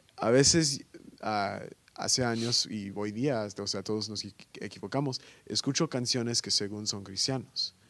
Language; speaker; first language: Spanish; early bilingual, heritage; Spanish